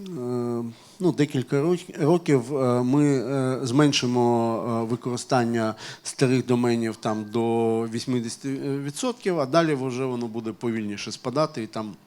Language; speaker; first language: Ukrainian; non-native, local second language; Russian